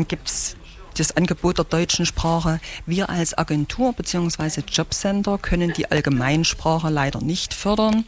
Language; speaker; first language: German; native; German